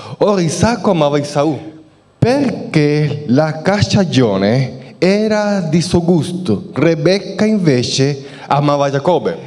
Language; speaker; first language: Italian; non-native, fluent; Spanish